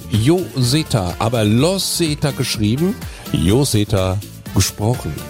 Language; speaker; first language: German; native; German